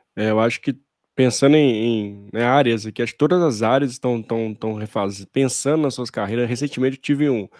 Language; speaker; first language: Portuguese; native; Portuguese